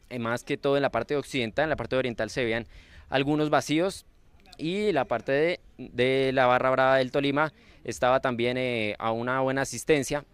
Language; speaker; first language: Spanish; native; Spanish